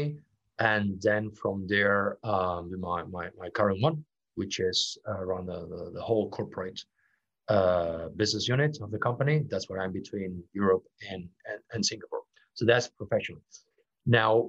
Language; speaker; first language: English; non-native, fluent; Spanish